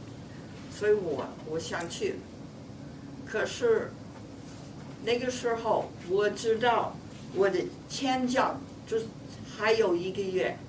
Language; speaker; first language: Chinese; non-native, fluent; English